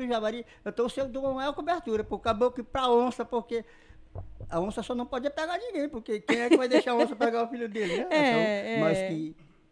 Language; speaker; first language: Portuguese; native; Portuguese